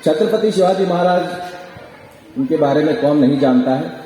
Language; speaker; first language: Hindi; non-native, local second language; Marathi